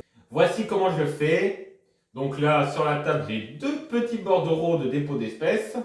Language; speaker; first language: French; native; French